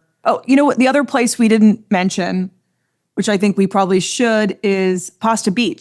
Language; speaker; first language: English; native; English